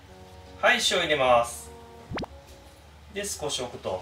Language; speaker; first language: Japanese; native; Japanese